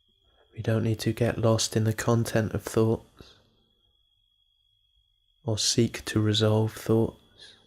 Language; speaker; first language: English; native; English